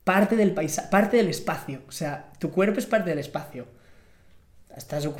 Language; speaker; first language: Spanish; non-native, local second language; Catalan